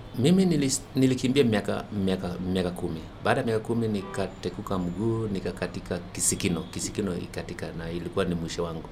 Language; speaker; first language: Swahili; non-native, local second language; Kalenjin